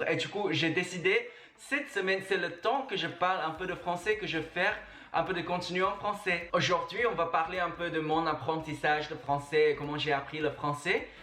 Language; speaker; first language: French; non-native, fluent; Chinese